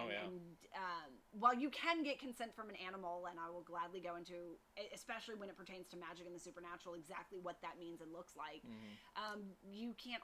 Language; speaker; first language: English; native; English